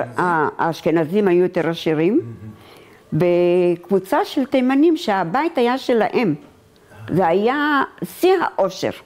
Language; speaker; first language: Hebrew; native; Hebrew